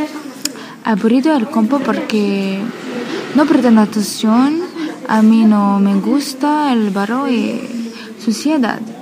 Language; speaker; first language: Spanish; non-native, learner; French